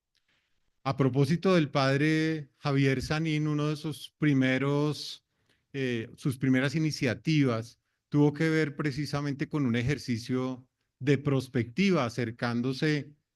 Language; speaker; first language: Spanish; native; Spanish